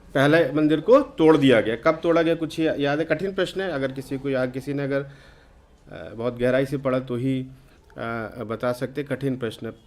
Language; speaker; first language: Hindi; native; Hindi